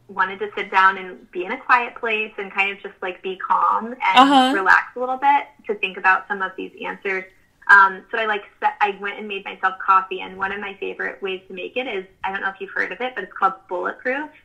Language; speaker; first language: English; native; English